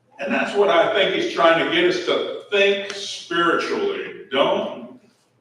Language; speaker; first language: English; native; English